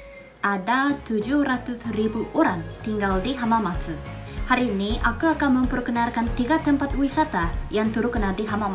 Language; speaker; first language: Indonesian; non-native, fluent; Japanese